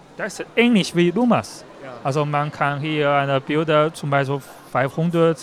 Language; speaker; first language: German; non-native, learner; Chinese